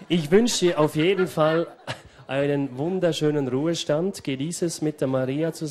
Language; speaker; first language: German; native; German